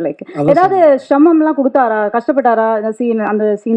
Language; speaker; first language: Tamil; native; Tamil